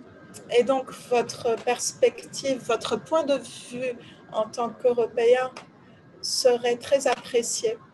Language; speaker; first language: French; non-native, fluent; Ukrainian